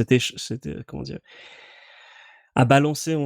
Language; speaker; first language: French; native; French